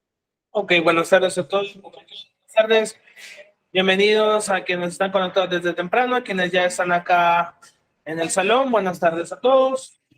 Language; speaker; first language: Spanish; native; Spanish